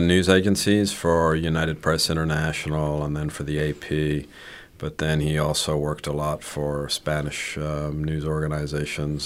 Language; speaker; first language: English; native; English